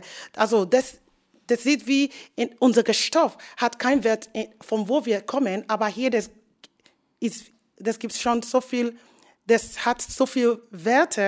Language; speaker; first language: German; non-native, fluent; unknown